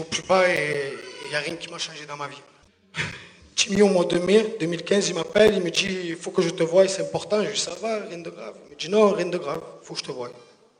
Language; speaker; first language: French; native; French